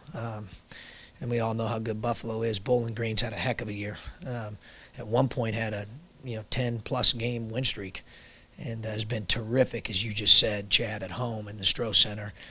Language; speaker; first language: English; native; English